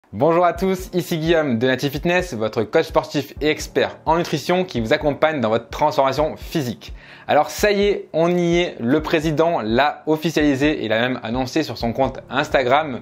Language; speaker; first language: French; native; French